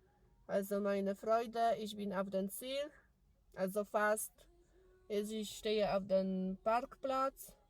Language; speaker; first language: German; non-native, learner; Polish